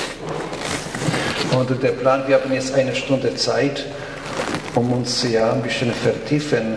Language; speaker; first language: German; non-native, fluent; Polish